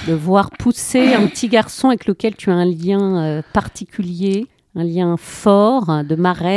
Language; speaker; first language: French; native; French